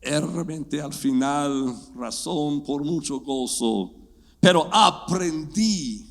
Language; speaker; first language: Spanish; non-native, fluent; English